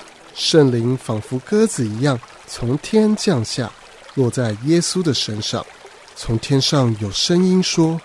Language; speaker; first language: Chinese; native; Chinese